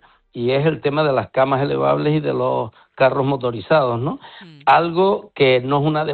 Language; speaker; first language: Spanish; native; Spanish